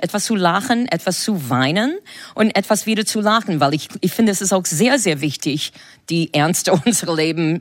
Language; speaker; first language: German; non-native, fluent; English